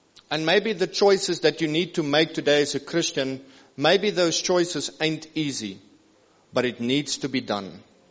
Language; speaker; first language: English; non-native, local second language; Afrikaans